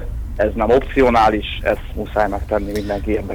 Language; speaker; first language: Hungarian; native; Hungarian